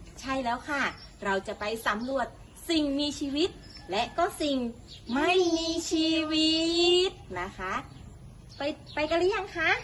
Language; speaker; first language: Thai; native; Thai